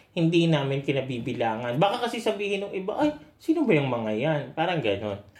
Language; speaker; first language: Filipino; native; Filipino